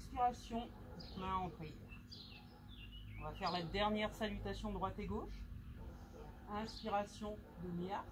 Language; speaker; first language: French; native; French